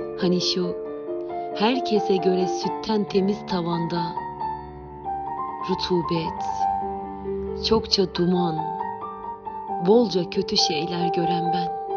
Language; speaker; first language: Turkish; native; Turkish